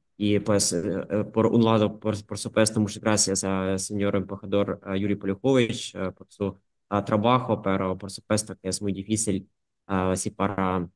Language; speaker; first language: Spanish; non-native, fluent; Ukrainian